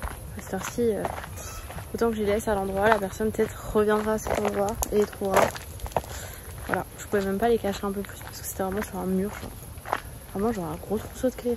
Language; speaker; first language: French; native; French